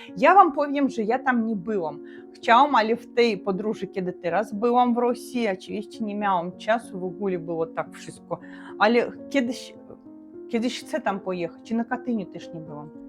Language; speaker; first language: Polish; non-native, learner; Russian